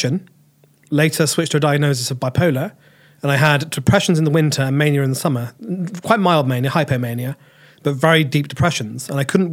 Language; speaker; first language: English; native; English